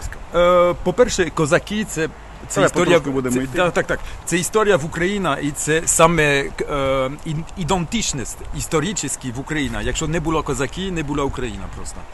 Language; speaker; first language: Ukrainian; non-native, learner; French